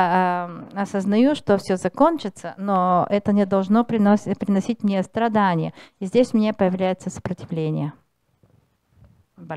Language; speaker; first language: Russian; non-native, learner; Bulgarian